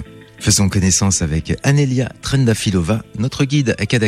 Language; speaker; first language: French; native; French